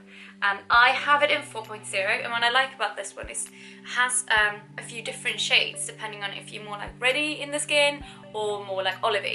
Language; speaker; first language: English; non-native, fluent; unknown